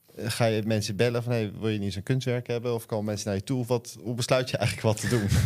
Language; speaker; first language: Dutch; native; Dutch